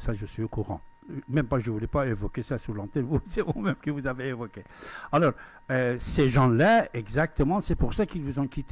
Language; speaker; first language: French; non-native, fluent; Persian